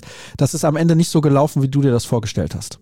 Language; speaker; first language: German; native; German